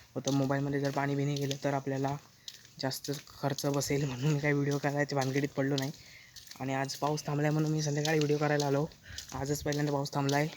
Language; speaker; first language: Marathi; non-native, local second language; Konkani